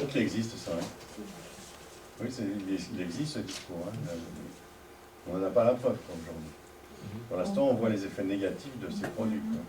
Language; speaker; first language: French; native; French